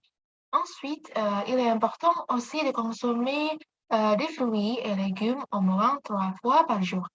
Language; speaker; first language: French; non-native, learner; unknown